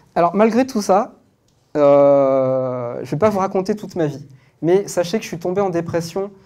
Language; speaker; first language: French; native; French